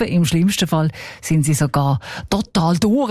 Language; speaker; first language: German; native; German